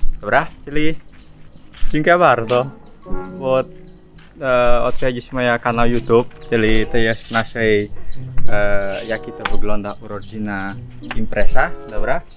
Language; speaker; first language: Polish; non-native, learner; Indonesian